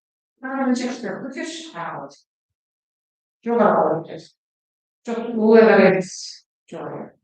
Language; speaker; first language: Russian; non-native, local second language; Kazakh